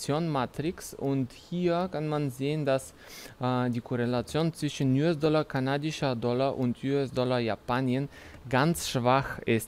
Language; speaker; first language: German; non-native, fluent; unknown